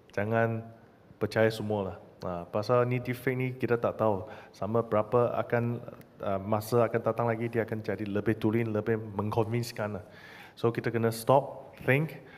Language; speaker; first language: Malay; non-native, local second language; Chinese